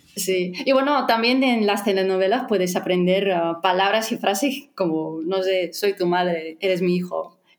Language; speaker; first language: Spanish; non-native, fluent; Russian